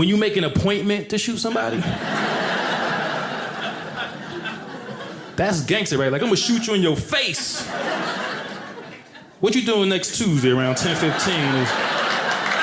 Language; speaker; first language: English; native; English